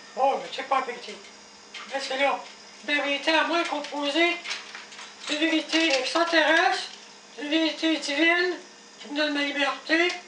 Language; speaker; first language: French; native; French